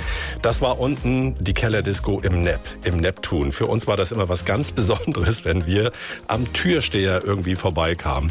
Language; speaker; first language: German; native; German